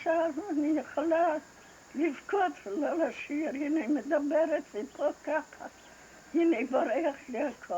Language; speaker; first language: Hebrew; non-native, fluent; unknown